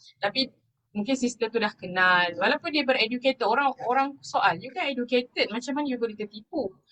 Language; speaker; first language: Malay; non-native, local second language; Tamil